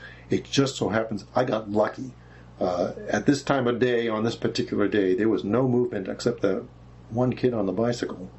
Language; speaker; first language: English; native; English